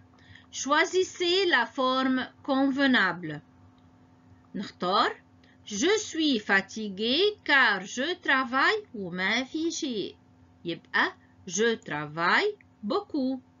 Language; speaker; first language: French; non-native, fluent; Arabic